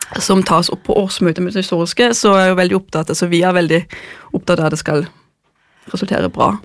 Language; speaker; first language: Norwegian; non-native, fluent; German